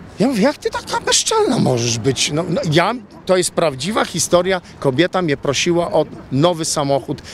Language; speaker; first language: Polish; native; Polish